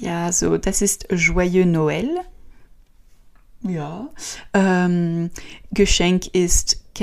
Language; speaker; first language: German; non-native, learner; French